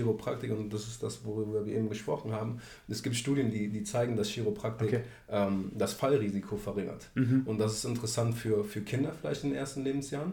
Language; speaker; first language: German; native; German